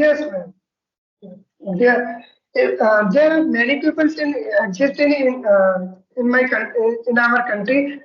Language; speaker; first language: English; non-native, learner; Hindi